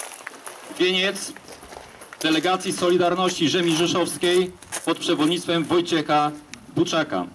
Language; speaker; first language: Polish; native; Polish